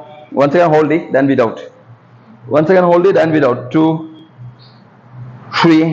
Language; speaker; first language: Malayalam; non-native, learner; Assamese